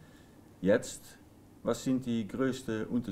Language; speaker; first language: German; non-native, learner; Dutch